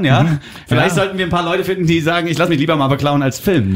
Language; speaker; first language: German; native; German